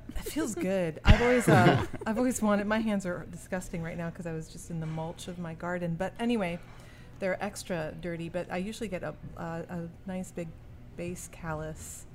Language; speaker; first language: English; early bilingual, other home language; French